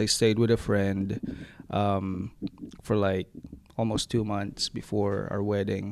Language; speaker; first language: English; non-native, local second language; Waray